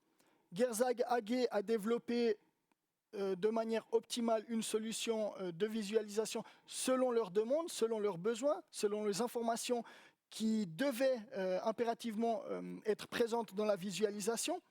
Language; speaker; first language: French; native; French